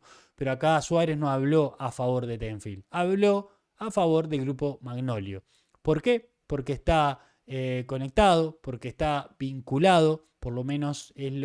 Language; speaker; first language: Spanish; native; Spanish